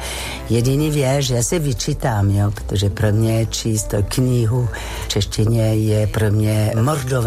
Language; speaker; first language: Czech; non-native, fluent; French